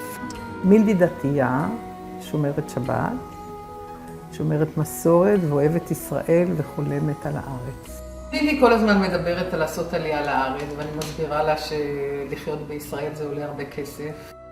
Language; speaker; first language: Hebrew; native; Hebrew